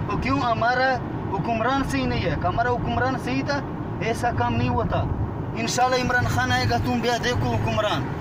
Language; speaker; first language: Hindi; non-native, local second language; Pashto